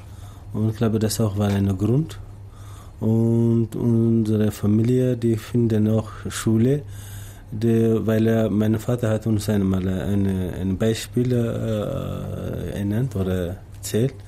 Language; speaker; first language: German; non-native, learner; Tamasheq